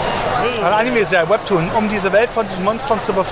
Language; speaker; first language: German; native; German